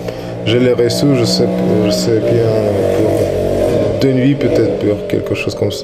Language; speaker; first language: French; non-native, learner; Russian